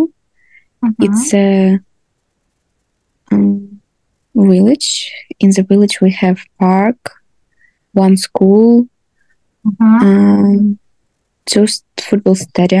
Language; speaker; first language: English; non-native, learner; Russian